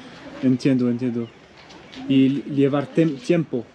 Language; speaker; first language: Spanish; non-native, learner; French